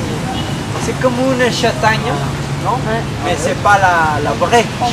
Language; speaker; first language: French; non-native, fluent; Spanish